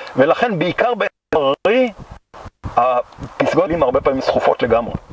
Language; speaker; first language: Hebrew; native; Hebrew